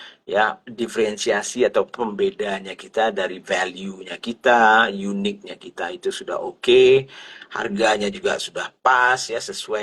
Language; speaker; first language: Indonesian; native; Indonesian